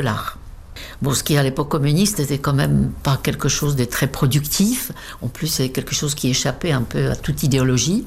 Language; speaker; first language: French; non-native, fluent; Czech